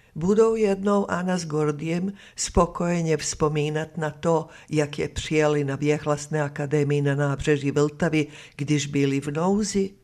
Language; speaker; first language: Czech; non-native, fluent; Serbian